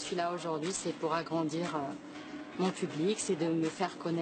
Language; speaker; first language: French; non-native, local second language; Arabic